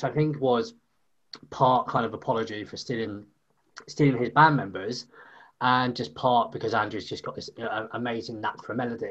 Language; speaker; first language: English; native; English